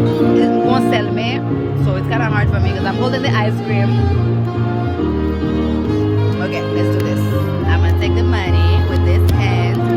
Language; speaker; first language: English; early bilingual, heritage; Haitian Creole